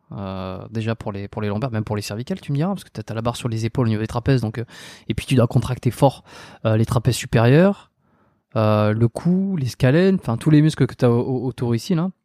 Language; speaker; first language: French; native; French